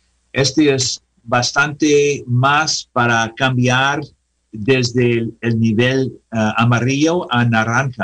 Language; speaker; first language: Spanish; non-native, learner; English